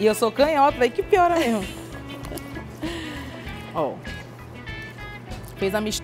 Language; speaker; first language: Portuguese; native; Portuguese